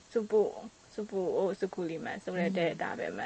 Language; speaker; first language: Japanese; non-native, learner; Burmese